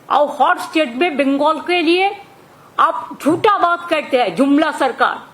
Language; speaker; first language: Hindi; non-native, local second language; Bangla